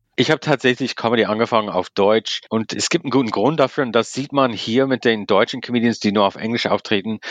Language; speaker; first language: German; non-native, fluent; English